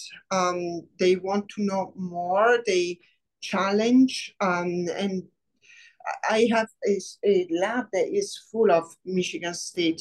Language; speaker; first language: English; non-native, fluent; Italian